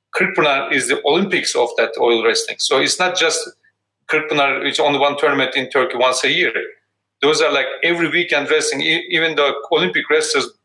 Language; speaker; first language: English; non-native, fluent; Turkish